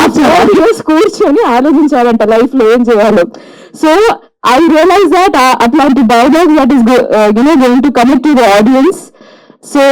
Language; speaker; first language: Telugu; non-native, local second language; Malayalam